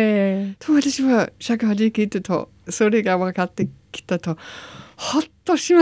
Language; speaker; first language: Japanese; non-native, learner; English